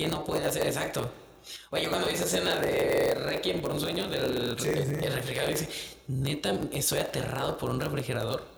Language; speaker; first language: Spanish; native; Spanish